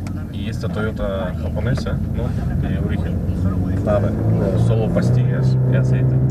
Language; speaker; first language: Spanish; non-native, fluent; Russian